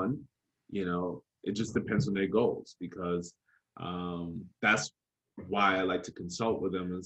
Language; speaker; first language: English; native; English